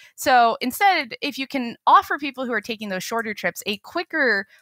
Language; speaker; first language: English; native; English